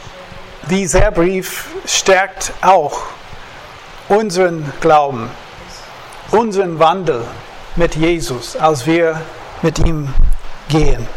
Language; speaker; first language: German; non-native, fluent; English